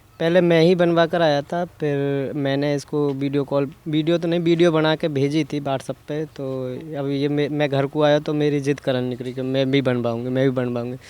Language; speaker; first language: Hindi; native; Hindi